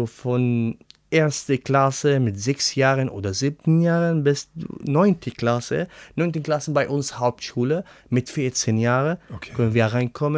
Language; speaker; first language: German; non-native, learner; Arabic